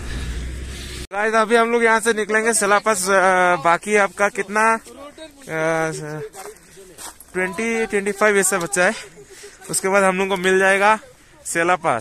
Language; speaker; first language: Hindi; non-native, local second language; Bangla